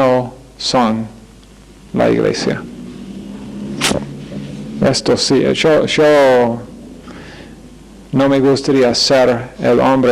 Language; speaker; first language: Spanish; non-native, fluent; English